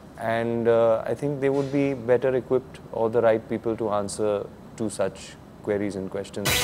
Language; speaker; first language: Hindi; native; Hindi